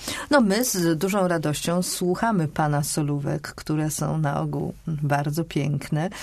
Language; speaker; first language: Polish; native; Polish